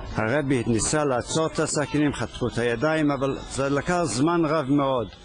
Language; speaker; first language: Hebrew; early bilingual, other home language; Yiddish